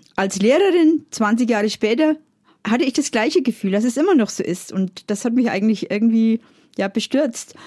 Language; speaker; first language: German; native; German